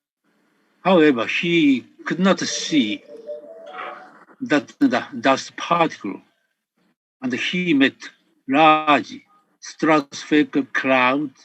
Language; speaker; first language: English; non-native, fluent; Japanese